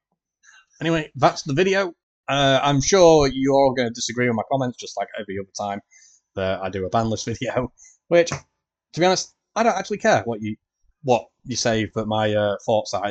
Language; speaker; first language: English; native; English